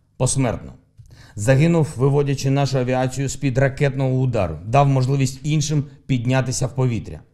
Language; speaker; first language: Ukrainian; non-native, local second language; Russian